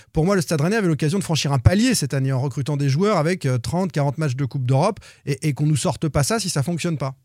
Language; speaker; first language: French; native; French